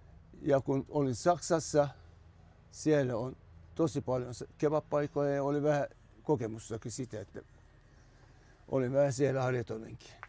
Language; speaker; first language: Finnish; non-native, fluent; Turkish